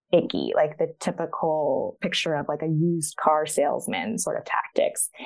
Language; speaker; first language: English; early bilingual, other home language; Chinese